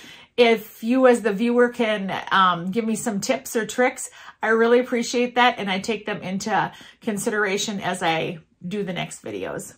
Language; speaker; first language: English; native; English